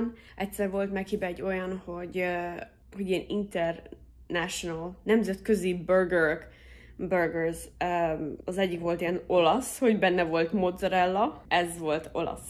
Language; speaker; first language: Hungarian; non-native, fluent; English